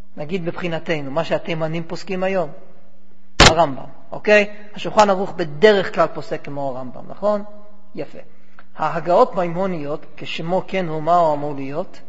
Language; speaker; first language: Hebrew; non-native, fluent; English